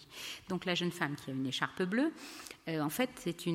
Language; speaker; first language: French; native; French